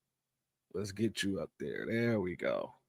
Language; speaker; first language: English; native; English